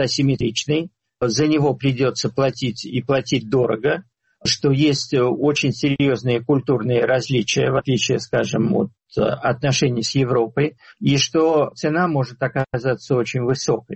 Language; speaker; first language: Russian; native; Russian